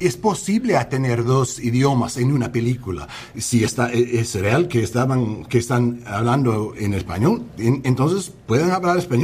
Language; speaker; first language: Spanish; non-native, learner; English